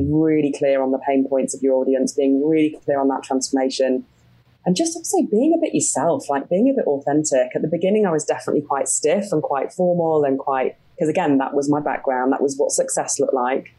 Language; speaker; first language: English; native; English